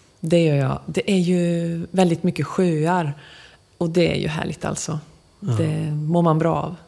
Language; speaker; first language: Swedish; native; Swedish